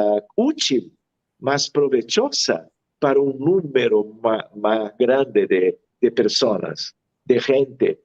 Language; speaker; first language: Spanish; non-native, fluent; Portuguese